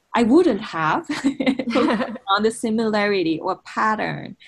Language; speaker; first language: English; non-native, fluent; Japanese